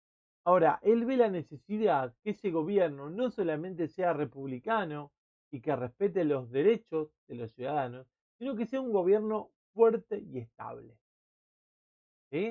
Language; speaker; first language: Spanish; native; Spanish